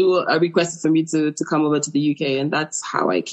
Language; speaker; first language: English; non-native, local second language; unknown